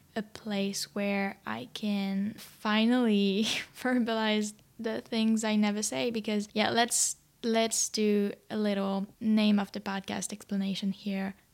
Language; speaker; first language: English; non-native, fluent; French